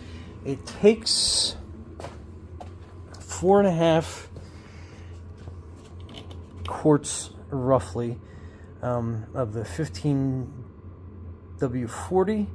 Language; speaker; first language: English; native; English